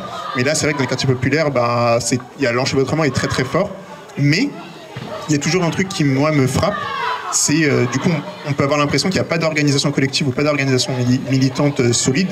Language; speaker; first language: French; native; French